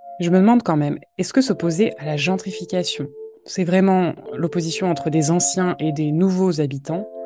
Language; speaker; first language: French; native; French